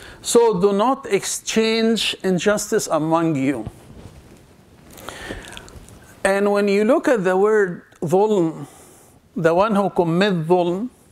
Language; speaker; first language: English; non-native, fluent; Arabic